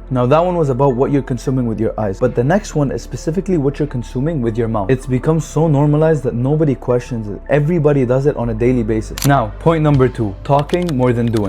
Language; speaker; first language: English; non-native, fluent; Arabic